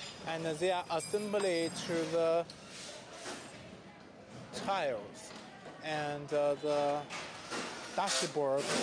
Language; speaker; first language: English; non-native, learner; Chinese